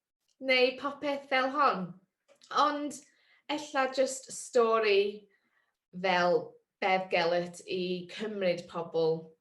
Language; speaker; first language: Welsh; non-native, learner; English